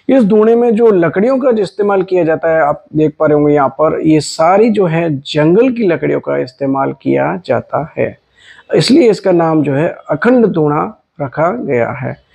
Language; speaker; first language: Hindi; non-native, local second language; Gujarati